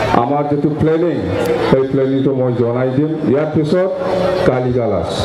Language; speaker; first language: Assamese; non-native, local second language; Bodo